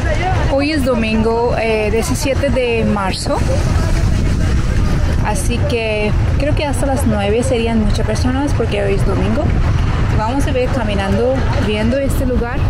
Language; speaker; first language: Spanish; non-native, learner; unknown